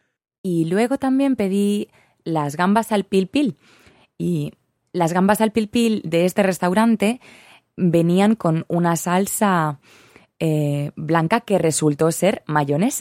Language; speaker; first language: Spanish; native; Spanish